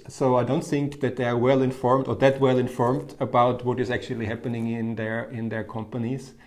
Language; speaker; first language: English; non-native, fluent; German